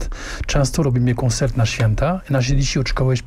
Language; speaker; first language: Polish; non-native, learner; French